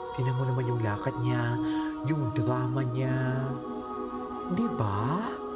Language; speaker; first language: Filipino; non-native, local second language; Hiligaynon